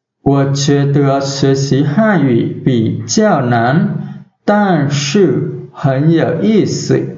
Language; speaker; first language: Chinese; non-native, fluent; Vietnamese